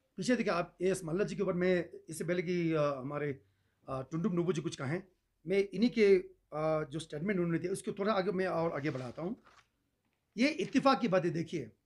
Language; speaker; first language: Hindi; non-native, local second language; Ladakhi